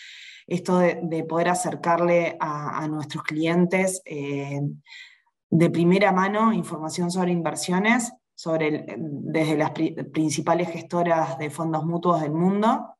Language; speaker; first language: Spanish; native; Spanish